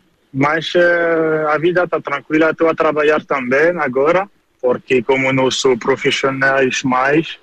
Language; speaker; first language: Portuguese; early bilingual, heritage; French